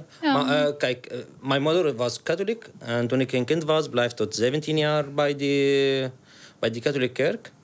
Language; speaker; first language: Dutch; non-native, learner; Arabic